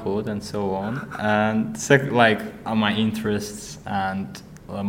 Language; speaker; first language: English; non-native, fluent; Azerbaijani